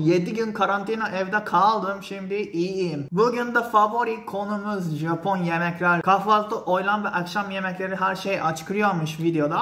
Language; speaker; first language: Turkish; non-native, fluent; Japanese